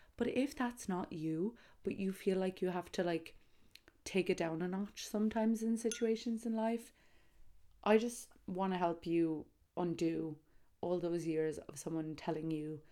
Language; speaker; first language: English; native; English